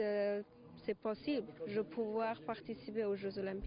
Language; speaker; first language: French; non-native, learner; Persian